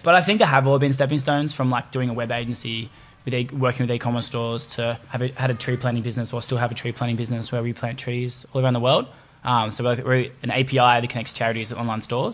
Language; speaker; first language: English; native; English